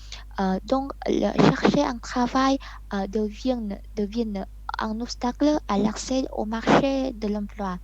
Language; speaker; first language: French; non-native, learner; Vietnamese